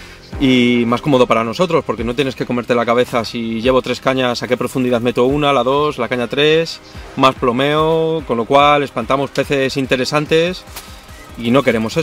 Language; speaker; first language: Spanish; native; Spanish